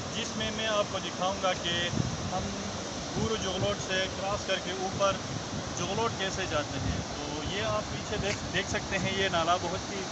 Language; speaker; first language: Urdu; non-native, local second language; Shina